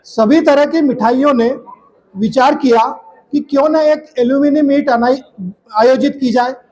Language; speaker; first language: Hindi; non-native, local second language; Marathi